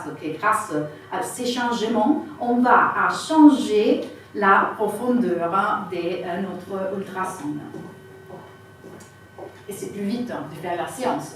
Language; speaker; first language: French; non-native, fluent; Italian